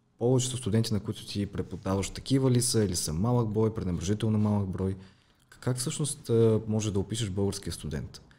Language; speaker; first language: Bulgarian; native; Bulgarian